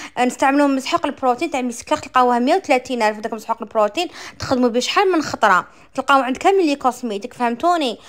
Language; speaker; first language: Arabic; native; Arabic